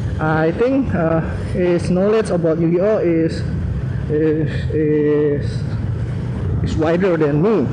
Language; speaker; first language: English; non-native, learner; Indonesian